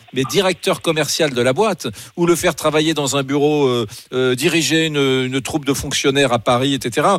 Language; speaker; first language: French; native; French